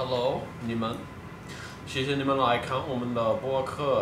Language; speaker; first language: Chinese; non-native, fluent; English